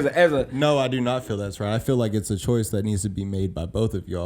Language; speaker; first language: English; native; English